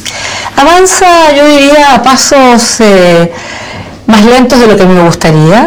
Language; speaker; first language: Spanish; native; Spanish